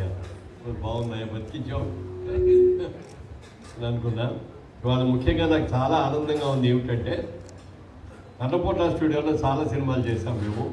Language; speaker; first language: Telugu; native; Telugu